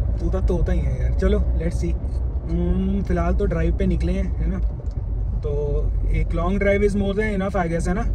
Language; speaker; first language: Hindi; non-native, local second language; Punjabi